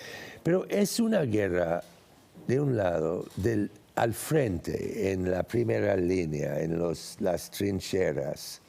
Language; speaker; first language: Spanish; non-native, fluent; English